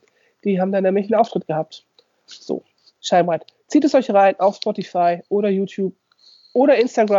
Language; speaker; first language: German; native; German